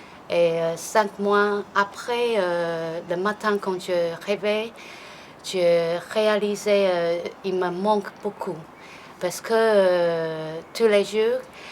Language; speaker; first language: French; non-native, learner; Chinese